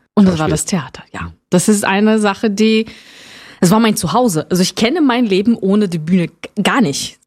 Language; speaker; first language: German; non-native, fluent; Portuguese